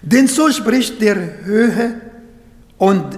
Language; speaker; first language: German; non-native, fluent; Arabic